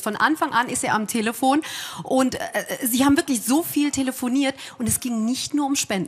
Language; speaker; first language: German; native; German